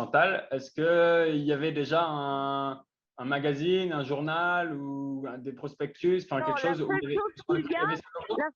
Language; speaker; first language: French; native; French